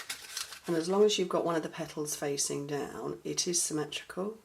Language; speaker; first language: English; native; English